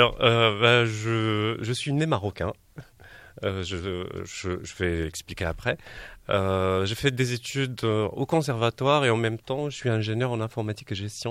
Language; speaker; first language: French; non-native, local second language; Arabic